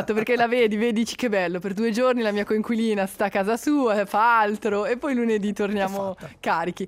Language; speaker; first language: Italian; native; Italian